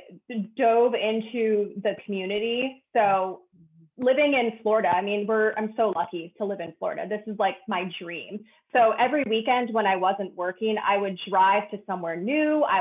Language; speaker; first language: English; native; English